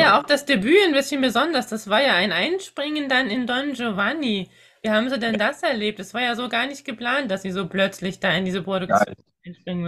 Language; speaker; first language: German; native; German